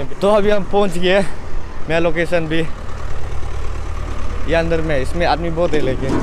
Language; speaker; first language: Hindi; non-native, local second language; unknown